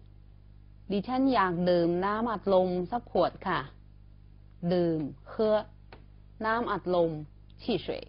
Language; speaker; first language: Thai; non-native, fluent; Chinese